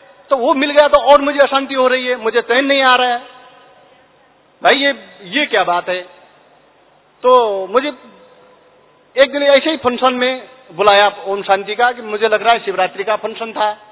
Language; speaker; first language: Hindi; non-native, fluent; Nepali